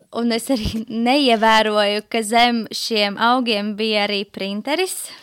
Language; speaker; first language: Latvian; native; Latvian